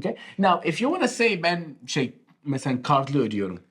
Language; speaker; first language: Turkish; non-native, fluent; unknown